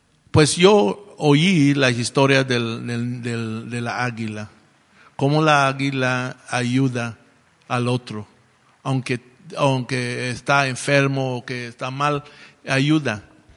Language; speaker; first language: Spanish; non-native, fluent; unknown